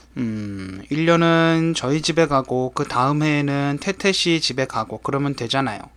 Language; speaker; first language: Korean; native; Korean